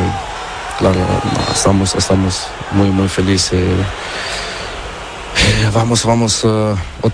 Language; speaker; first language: Spanish; non-native, learner; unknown